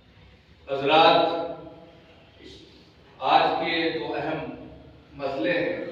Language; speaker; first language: Urdu; native; Urdu